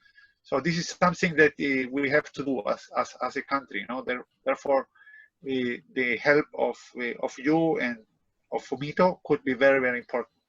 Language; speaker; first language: English; non-native, fluent; Spanish